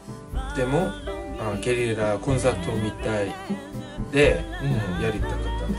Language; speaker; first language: Japanese; non-native, learner; Korean